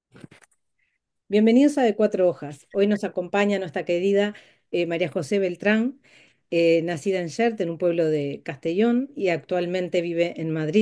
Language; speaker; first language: Spanish; native; Spanish